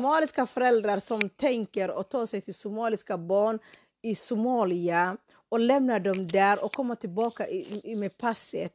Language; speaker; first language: Swedish; non-native, fluent; Somali